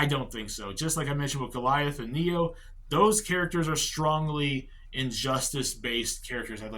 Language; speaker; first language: English; native; English